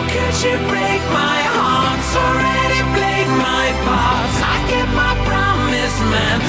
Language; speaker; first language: English; non-native, fluent; Arabic